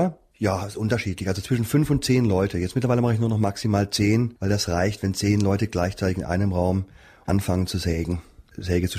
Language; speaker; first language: German; native; German